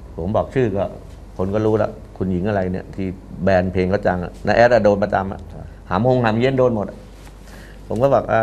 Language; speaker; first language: Thai; native; Thai